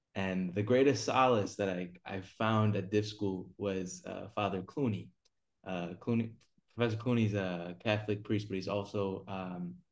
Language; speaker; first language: English; native; English